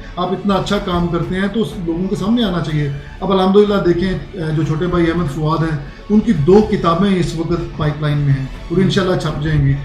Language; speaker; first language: Urdu; non-native, local second language; Punjabi